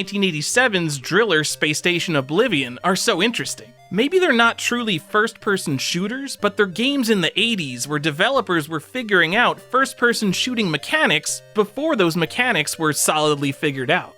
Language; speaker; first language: English; native; English